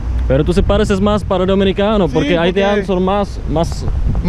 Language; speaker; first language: Spanish; non-native, learner; Czech